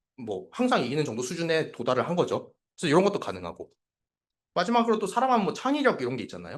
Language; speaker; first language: Korean; native; Korean